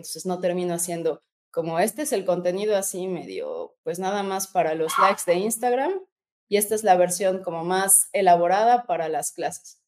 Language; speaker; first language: Spanish; native; Spanish